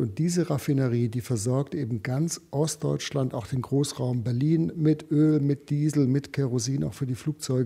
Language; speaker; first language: German; native; German